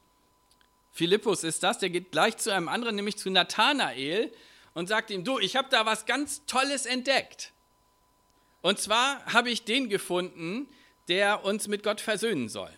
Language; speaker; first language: German; native; German